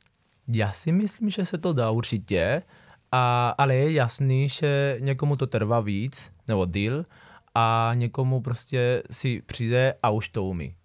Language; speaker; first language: Czech; non-native, fluent; Spanish